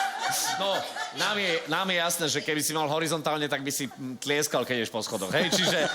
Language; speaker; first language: Slovak; native; Slovak